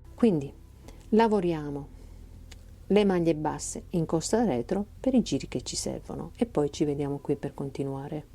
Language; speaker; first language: Italian; native; Italian